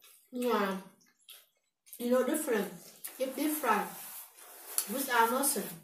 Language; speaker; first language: English; non-native, learner; Vietnamese